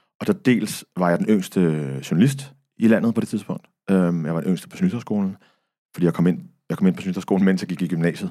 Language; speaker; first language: Danish; early bilingual, other home language; Arabic